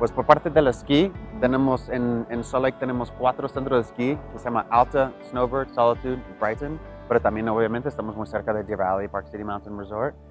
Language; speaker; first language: Spanish; early bilingual, heritage; Spanish